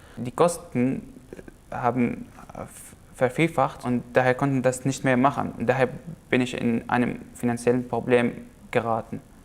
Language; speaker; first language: German; non-native, fluent; Arabic